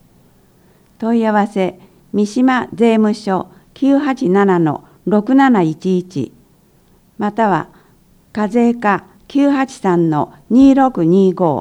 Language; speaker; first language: Japanese; native; Japanese